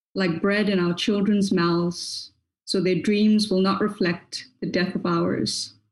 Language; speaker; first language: English; native; English